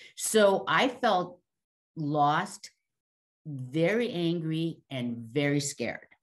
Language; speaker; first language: English; native; English